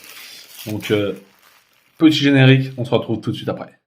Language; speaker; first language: French; native; French